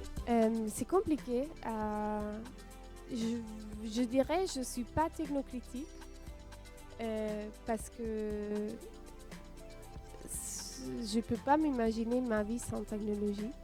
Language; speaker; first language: French; non-native, fluent; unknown